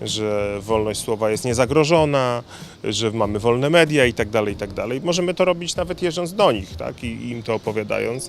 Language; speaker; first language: Polish; native; Polish